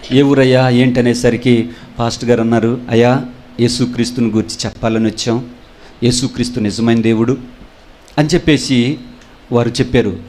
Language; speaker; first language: Telugu; non-native, local second language; Koya